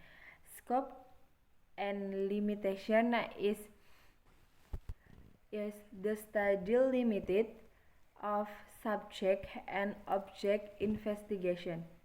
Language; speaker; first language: English; non-native, learner; Indonesian